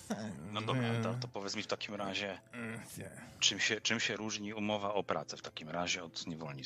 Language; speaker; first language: Polish; native; Polish